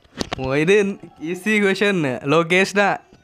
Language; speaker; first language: Tamil; non-native, learner; Thai